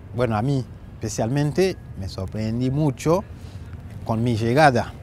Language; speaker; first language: Spanish; non-native, fluent; Haitian Creole